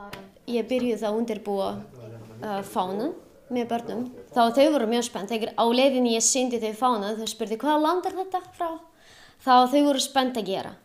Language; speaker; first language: Icelandic; non-native, learner; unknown